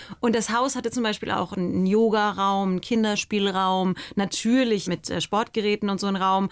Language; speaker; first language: German; native; German